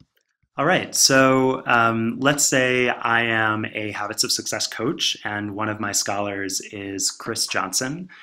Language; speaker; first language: English; native; English